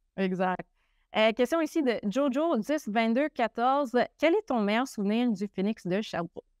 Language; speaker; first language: French; native; French